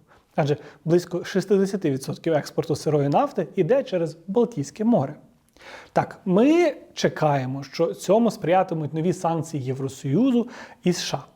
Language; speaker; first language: Ukrainian; native; Ukrainian